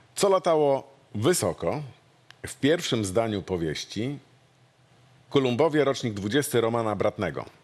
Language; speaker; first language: Polish; native; Polish